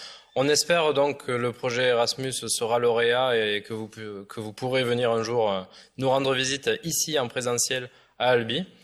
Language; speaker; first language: French; native; French